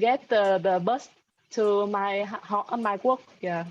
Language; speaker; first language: English; non-native, learner; Vietnamese